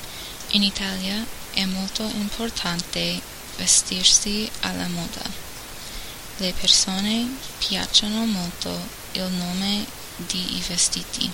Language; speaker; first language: Italian; non-native, learner; English